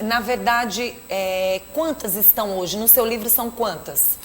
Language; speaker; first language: Portuguese; native; Portuguese